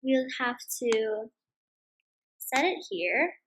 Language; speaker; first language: English; non-native, fluent; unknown